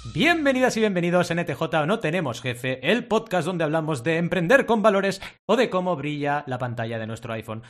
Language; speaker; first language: Spanish; native; Spanish